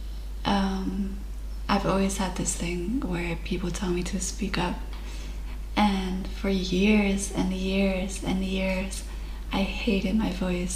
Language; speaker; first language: English; non-native, fluent; Spanish